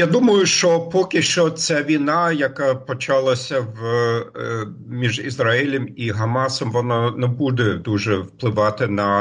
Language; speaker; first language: Ukrainian; non-native, fluent; German